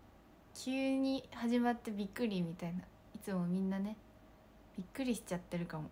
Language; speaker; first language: Japanese; native; Japanese